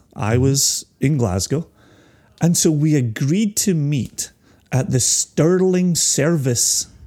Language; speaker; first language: English; native; English